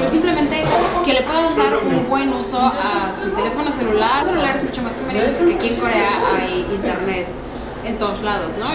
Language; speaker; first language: Spanish; native; Spanish